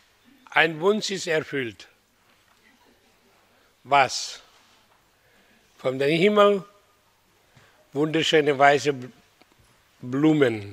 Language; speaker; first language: German; non-native, learner; Hindi